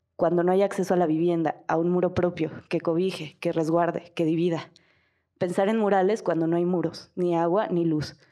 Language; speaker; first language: Spanish; native; Spanish